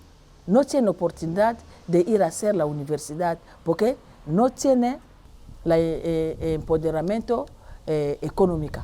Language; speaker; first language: Spanish; non-native, learner; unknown